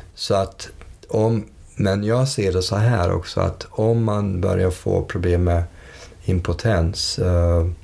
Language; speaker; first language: Swedish; early bilingual, other home language; English